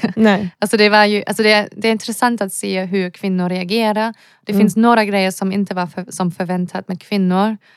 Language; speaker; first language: Swedish; non-native, fluent; German